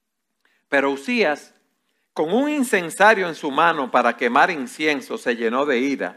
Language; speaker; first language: Spanish; native; Spanish